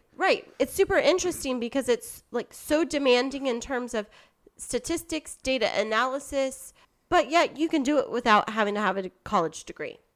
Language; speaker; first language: English; native; English